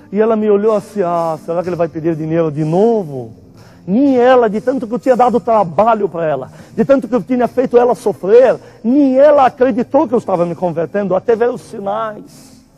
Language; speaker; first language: Portuguese; non-native, fluent; Arabic